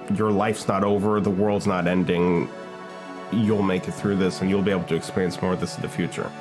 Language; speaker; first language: English; early bilingual, other home language; Hebrew